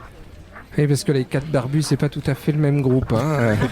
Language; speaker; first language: French; native; French